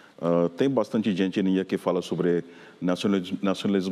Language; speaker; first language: Portuguese; non-native, fluent; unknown